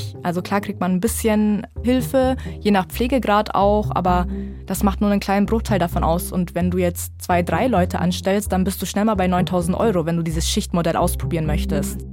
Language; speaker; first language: German; native; German